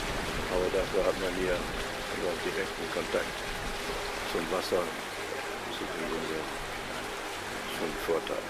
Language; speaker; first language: German; native; German